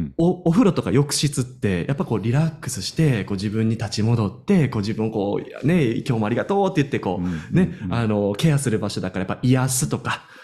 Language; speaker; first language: Japanese; native; Japanese